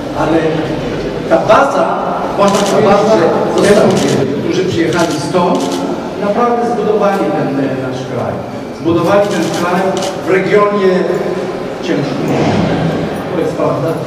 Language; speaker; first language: Polish; non-native, learner; Hebrew